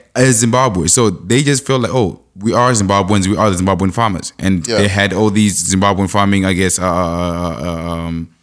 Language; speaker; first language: English; non-native, local second language; Shona